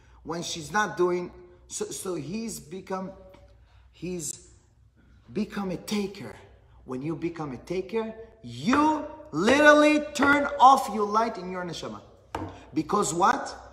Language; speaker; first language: English; non-native, fluent; Hebrew